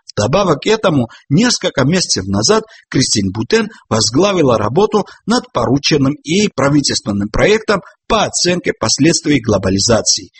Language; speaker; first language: Russian; non-native, local second language; Georgian